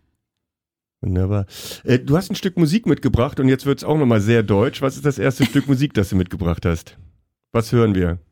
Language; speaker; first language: German; native; German